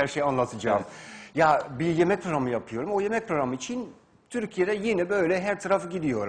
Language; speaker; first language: Turkish; non-native, fluent; Dutch